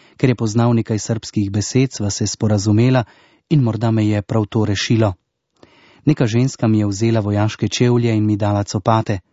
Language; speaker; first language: Slovenian; native; Slovenian